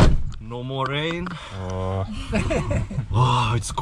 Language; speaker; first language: English; non-native, fluent; Russian